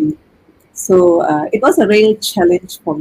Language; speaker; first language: English; non-native, local second language; Tamil